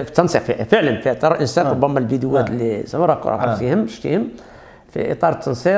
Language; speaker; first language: Arabic; native; Arabic